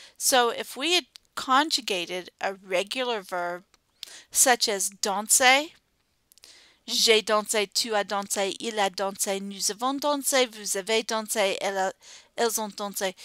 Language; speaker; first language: French; non-native, fluent; English